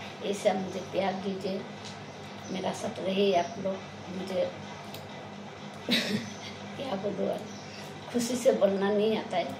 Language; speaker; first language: Hindi; non-native, local second language; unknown